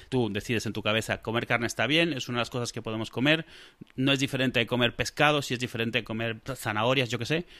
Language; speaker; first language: Spanish; native; Spanish